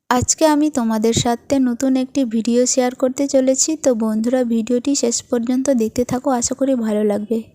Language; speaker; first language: Bangla; non-native, local second language; Santali